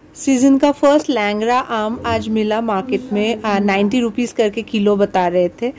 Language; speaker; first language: Hindi; non-native, local second language; Bangla